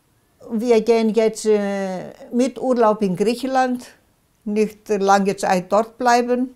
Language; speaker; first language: German; non-native, local second language; Greek